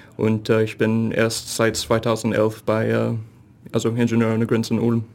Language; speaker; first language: German; non-native, fluent; English